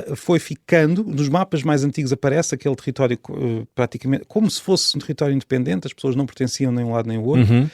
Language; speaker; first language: Portuguese; native; Portuguese